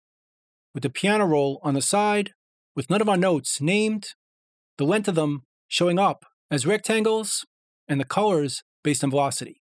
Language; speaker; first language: English; native; English